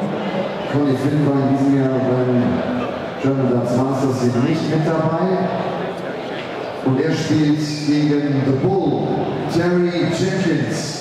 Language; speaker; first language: German; native; German